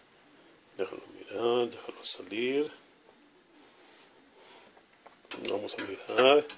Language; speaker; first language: Spanish; non-native, learner; Hebrew